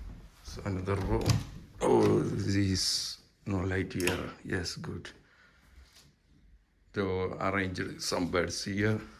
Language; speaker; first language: English; non-native, fluent; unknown